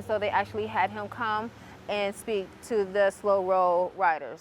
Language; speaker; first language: English; native; English